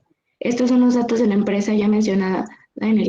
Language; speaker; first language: Spanish; native; Spanish